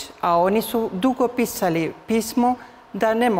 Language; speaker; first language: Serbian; early bilingual, heritage; Spanish